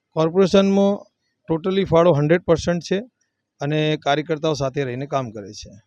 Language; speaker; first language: Gujarati; non-native, local second language; Hindi